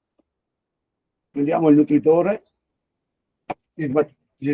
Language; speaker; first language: Italian; native; Italian